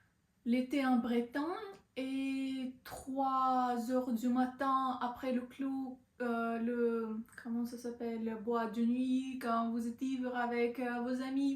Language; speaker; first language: French; non-native, learner; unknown